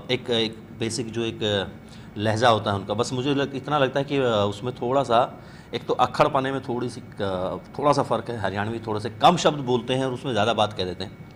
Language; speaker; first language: Hindi; native; Hindi